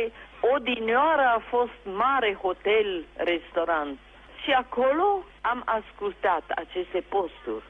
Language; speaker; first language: Romanian; non-native, local second language; German